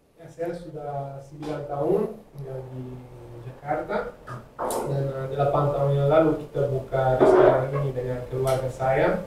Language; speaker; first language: Indonesian; non-native, fluent; Italian